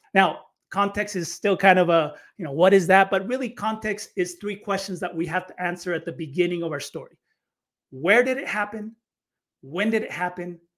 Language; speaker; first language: English; native; English